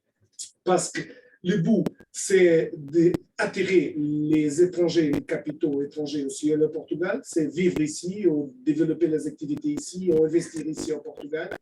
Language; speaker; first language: French; non-native, fluent; Portuguese